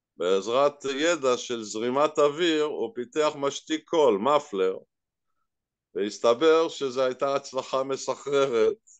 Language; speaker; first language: Hebrew; native; Hebrew